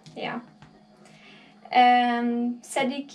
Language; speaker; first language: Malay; non-native, learner; Polish